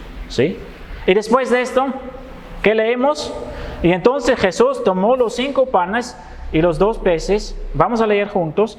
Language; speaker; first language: Spanish; non-native, fluent; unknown